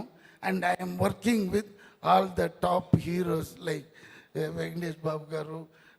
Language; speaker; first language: Telugu; non-native, learner; Tamil